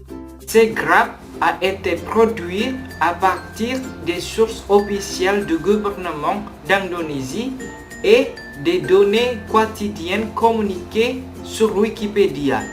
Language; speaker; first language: French; non-native, learner; Indonesian